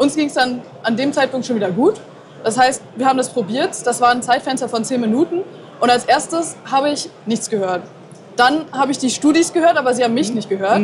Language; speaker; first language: German; native; German